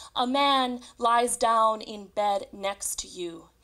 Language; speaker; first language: English; native; English